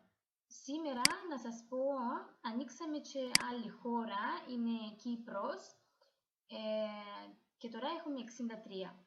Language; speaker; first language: Greek; non-native, fluent; Russian